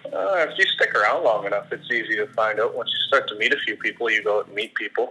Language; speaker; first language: English; native; English